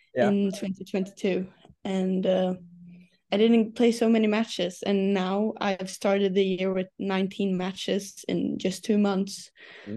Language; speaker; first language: English; non-native, fluent; Swedish